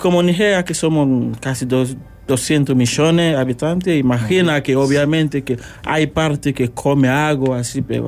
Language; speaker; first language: Spanish; non-native, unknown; Yoruba